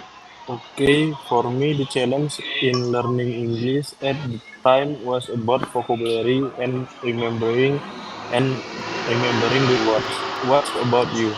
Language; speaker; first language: English; non-native, learner; Indonesian